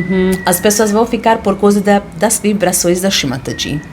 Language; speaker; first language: Portuguese; non-native, fluent; Hungarian